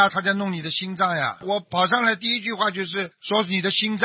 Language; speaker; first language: Chinese; native; Chinese